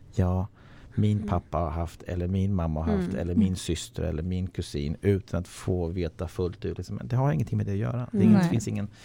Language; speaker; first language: Swedish; non-native, fluent; English